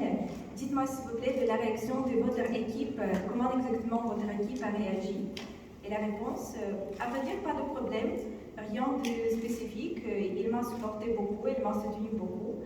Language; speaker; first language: French; non-native, fluent; Ukrainian